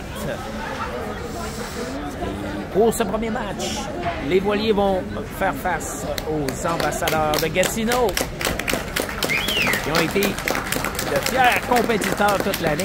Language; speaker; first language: French; native; French